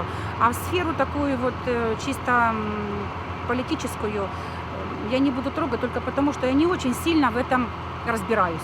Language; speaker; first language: Russian; native; Russian